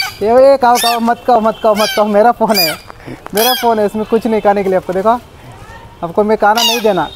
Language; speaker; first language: Hindi; non-native, local second language; Kannada